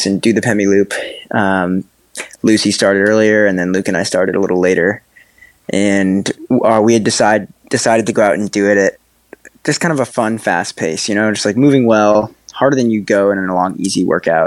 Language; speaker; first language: English; native; English